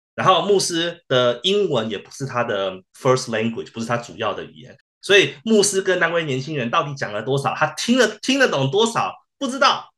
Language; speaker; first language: Chinese; early bilingual, heritage; Chinese